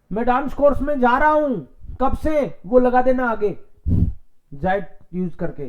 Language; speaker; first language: Hindi; native; Hindi